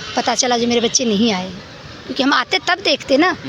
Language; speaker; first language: Hindi; native; Hindi